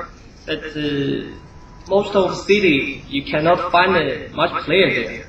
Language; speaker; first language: English; non-native, learner; Chinese